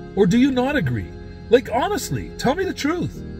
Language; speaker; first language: English; native; English